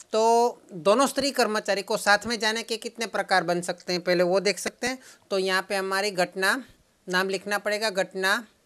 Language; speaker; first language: Hindi; non-native, local second language; Gujarati